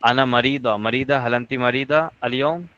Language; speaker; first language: Arabic; non-native, fluent; Urdu